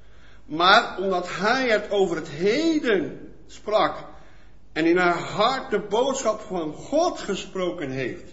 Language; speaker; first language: Dutch; non-native, fluent; Portuguese